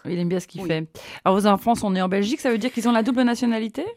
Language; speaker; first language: French; native; French